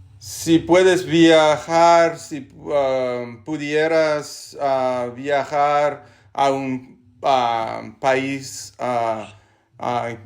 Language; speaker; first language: Spanish; non-native, learner; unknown